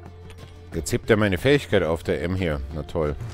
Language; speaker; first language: German; native; German